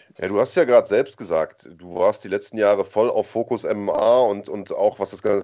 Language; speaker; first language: German; native; German